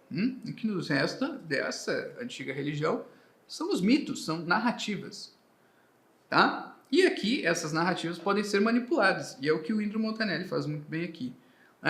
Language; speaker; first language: Portuguese; native; Portuguese